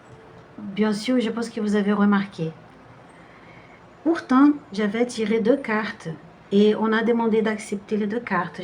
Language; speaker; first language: French; non-native, fluent; Portuguese